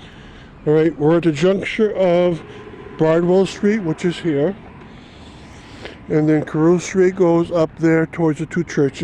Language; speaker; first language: English; native; English